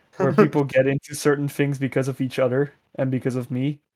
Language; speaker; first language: English; non-native, fluent; Dutch